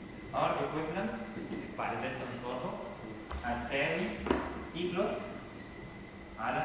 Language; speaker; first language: Arabic; native; Arabic